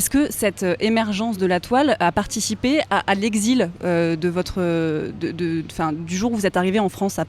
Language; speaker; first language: French; native; French